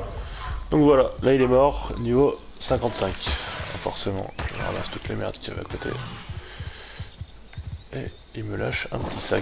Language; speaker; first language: French; native; French